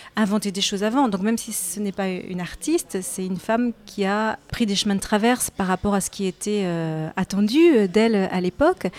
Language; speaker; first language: French; native; French